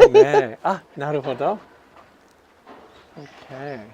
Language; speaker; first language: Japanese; non-native, learner; English